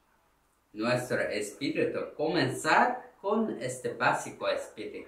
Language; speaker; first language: Spanish; non-native, learner; Korean